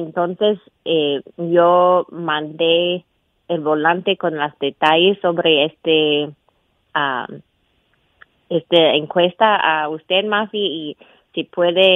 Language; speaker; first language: Spanish; non-native, fluent; English